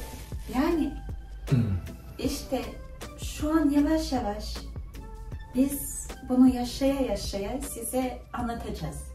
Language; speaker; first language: Turkish; non-native, fluent; Russian